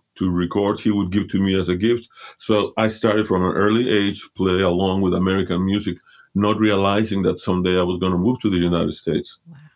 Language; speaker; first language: English; early bilingual, other home language; Spanish